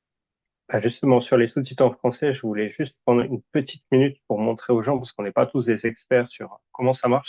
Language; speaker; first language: French; native; French